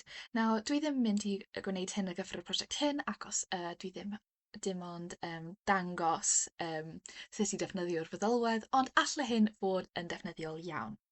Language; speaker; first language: Welsh; non-native, local second language; English